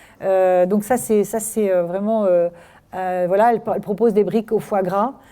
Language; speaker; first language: French; native; French